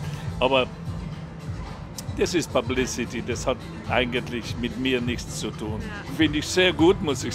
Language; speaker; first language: German; non-native, local second language; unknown